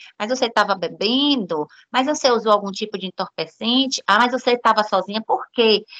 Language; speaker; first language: Portuguese; native; Portuguese